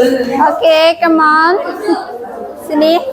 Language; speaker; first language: English; non-native, fluent; Indonesian